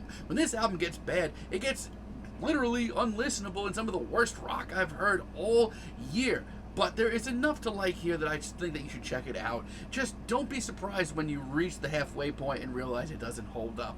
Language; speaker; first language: English; native; English